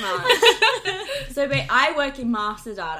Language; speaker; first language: English; non-native, local second language; Spanish